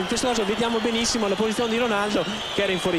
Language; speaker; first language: Italian; native; Italian